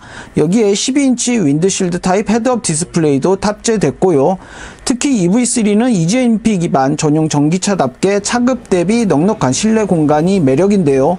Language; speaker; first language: Korean; native; Korean